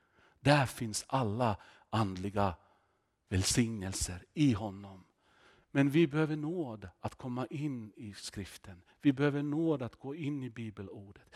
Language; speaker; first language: Swedish; non-native, fluent; Finnish